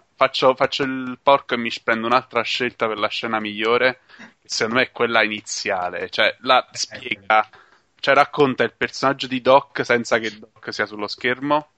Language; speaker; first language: Italian; native; Italian